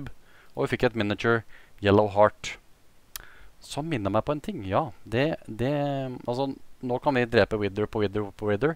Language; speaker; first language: Norwegian; native; Norwegian